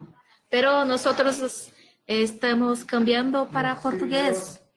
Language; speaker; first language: Spanish; non-native, learner; Portuguese